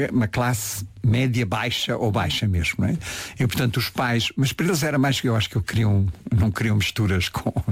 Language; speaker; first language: Portuguese; early bilingual, heritage; Portuguese